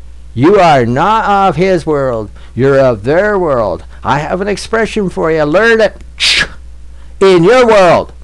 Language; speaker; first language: English; native; English